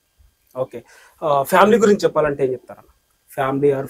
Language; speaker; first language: Telugu; native; Telugu